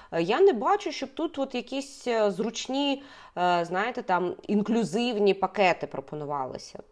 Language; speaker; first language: Ukrainian; native; Ukrainian